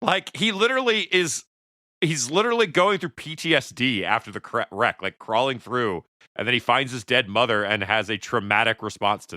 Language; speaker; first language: English; native; English